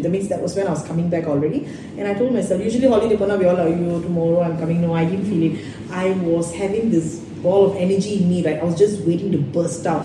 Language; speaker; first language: English; non-native, local second language; Tamil